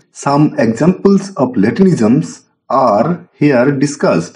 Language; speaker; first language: English; non-native, local second language; Bangla